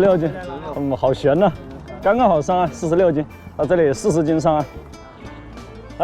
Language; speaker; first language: Chinese; native; Chinese